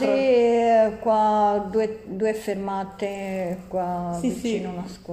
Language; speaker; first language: Italian; non-native, learner; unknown